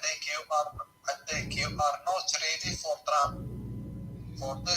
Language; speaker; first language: English; non-native, learner; Arabic